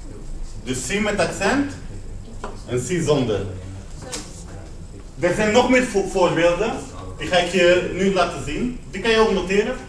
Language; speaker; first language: Dutch; non-native, fluent; Spanish